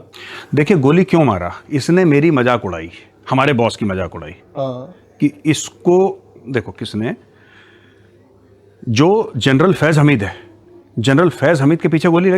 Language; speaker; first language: Hindi; native; Hindi